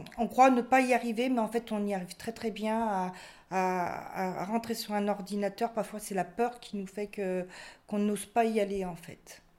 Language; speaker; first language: French; native; French